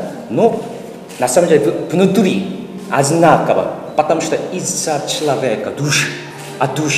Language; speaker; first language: Russian; non-native, learner; Korean